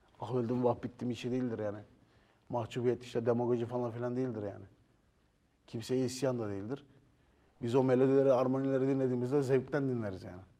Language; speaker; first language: Turkish; native; Turkish